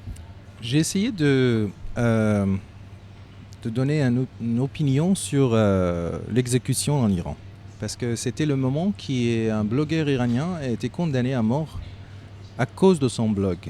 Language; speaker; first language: French; non-native, fluent; Persian